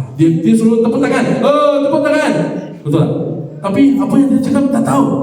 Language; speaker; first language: Malay; non-native, local second language; Chinese